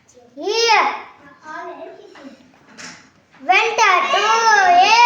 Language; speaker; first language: English; non-native, learner; Telugu